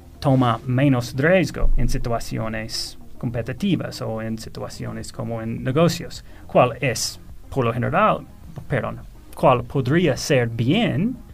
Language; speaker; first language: Spanish; non-native, fluent; English